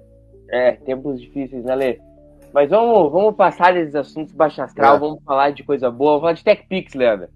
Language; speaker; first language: Portuguese; native; Portuguese